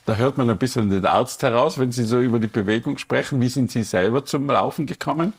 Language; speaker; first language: German; native; German